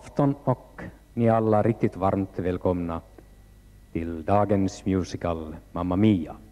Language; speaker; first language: Swedish; native; Swedish